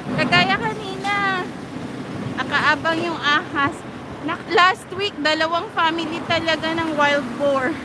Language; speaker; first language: Filipino; native; Filipino